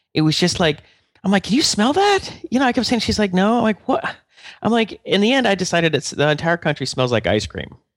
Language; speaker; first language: English; native; English